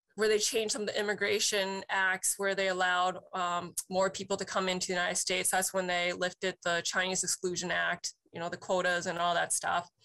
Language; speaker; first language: English; native; English